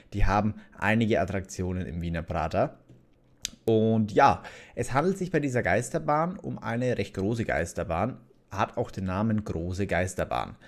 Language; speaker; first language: German; native; German